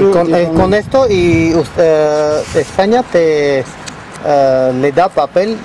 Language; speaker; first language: Spanish; non-native, learner; Russian